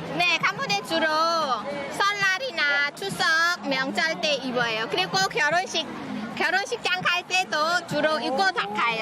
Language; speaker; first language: Korean; non-native, fluent; Khmer